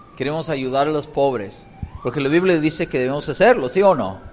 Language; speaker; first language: Spanish; non-native, fluent; English